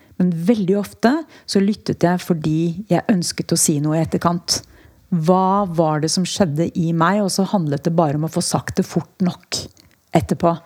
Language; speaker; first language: Norwegian; native; Norwegian